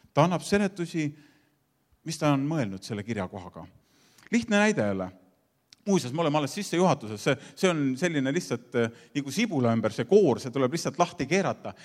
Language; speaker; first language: Estonian; native; Estonian